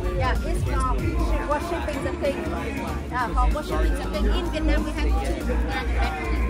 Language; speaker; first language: English; non-native, fluent; Vietnamese